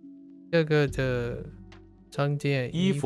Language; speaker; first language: Chinese; non-native, learner; English